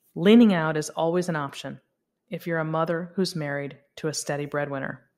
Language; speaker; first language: English; native; English